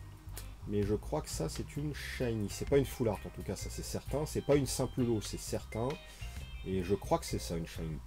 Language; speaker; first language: French; native; French